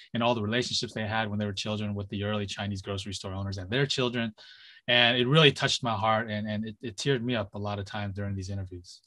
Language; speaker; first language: English; native; English